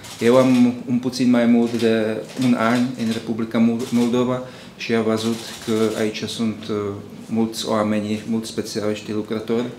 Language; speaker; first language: Romanian; non-native, learner; Czech